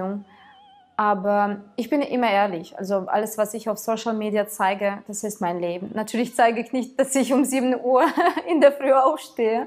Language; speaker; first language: German; non-native, fluent; Tatar